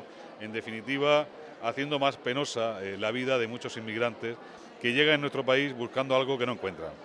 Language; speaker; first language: Spanish; native; Spanish